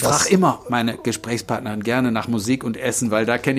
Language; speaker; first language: German; native; German